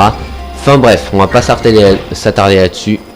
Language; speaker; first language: French; native; French